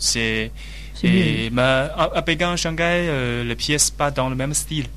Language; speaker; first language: French; non-native, learner; Chinese